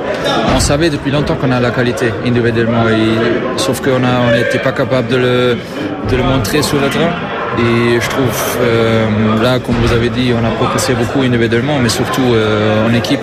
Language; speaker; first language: French; non-native, fluent; German